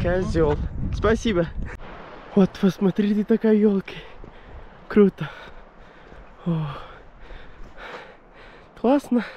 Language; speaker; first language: Russian; non-native, learner; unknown